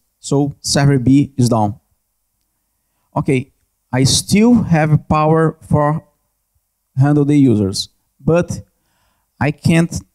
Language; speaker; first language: English; non-native, learner; Portuguese